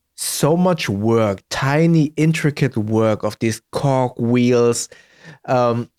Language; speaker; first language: English; early bilingual, heritage; German